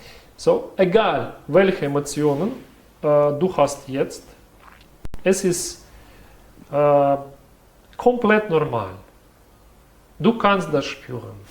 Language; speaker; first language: German; non-native, learner; Russian